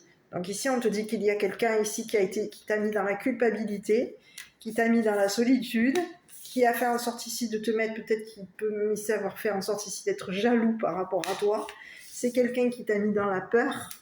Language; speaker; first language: French; native; French